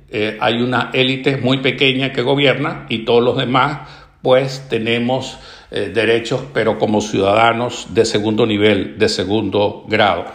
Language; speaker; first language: Spanish; native; Spanish